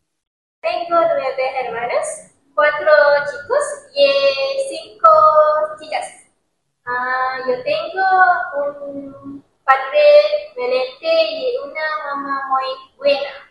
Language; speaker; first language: Spanish; non-native, learner; Malay